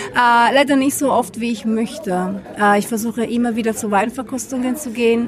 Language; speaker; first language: German; non-native, fluent; Italian